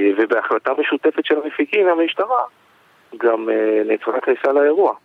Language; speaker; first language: Hebrew; native; Hebrew